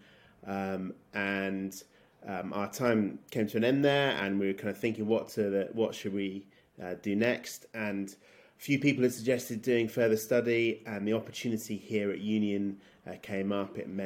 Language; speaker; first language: English; native; English